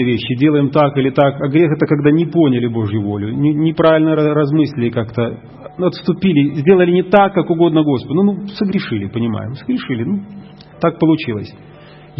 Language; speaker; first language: Russian; native; Russian